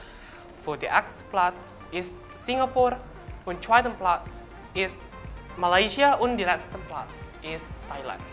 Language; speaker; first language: German; non-native, learner; Indonesian